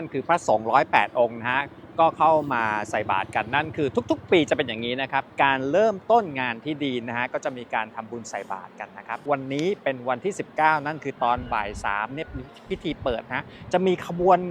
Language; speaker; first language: Thai; native; Thai